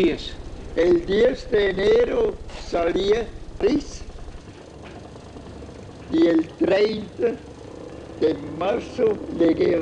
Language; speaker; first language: Spanish; non-native, fluent; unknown